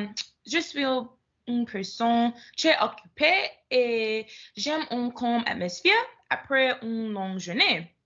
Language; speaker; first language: French; non-native, learner; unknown